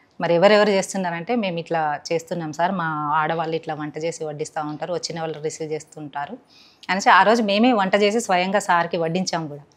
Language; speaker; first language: Telugu; non-native, local second language; Hindi